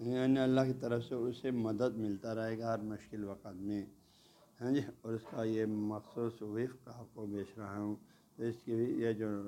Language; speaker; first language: Urdu; non-native, local second language; Balti